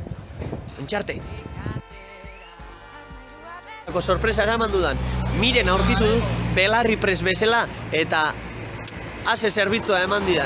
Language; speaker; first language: Basque; native; Basque